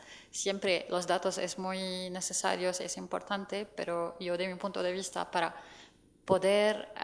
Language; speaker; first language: Spanish; non-native, fluent; Arabic